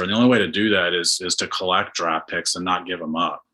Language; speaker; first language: English; native; English